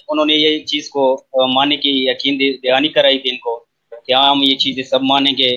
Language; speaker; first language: Urdu; non-native, local second language; Pashto